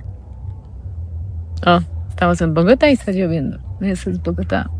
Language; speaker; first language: Spanish; non-native, fluent; Polish